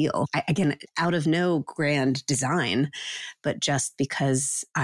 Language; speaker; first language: English; native; English